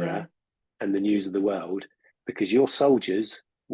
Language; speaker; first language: English; native; English